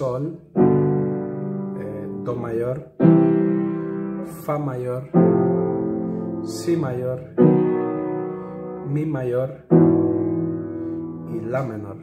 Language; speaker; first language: Spanish; native; Spanish